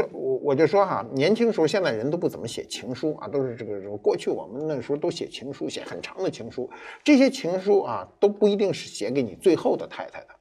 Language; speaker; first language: Chinese; native; Chinese